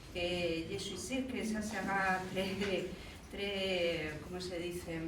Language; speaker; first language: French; non-native, learner; Spanish